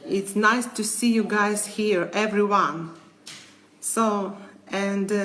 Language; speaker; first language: English; non-native, learner; Ukrainian